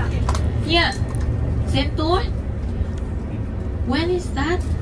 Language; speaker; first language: English; non-native, learner; Vietnamese